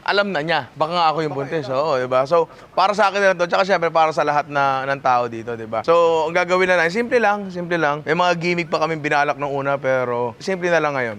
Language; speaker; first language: Filipino; native; Filipino